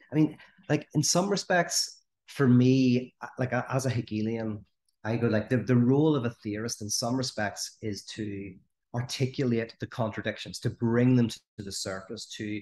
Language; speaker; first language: English; native; English